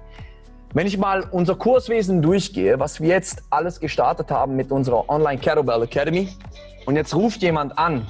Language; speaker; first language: German; native; German